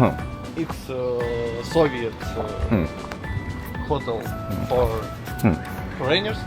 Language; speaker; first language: English; non-native, learner; Russian